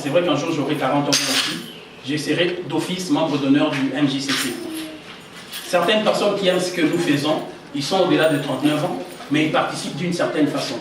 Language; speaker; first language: French; non-native, local second language; Lingala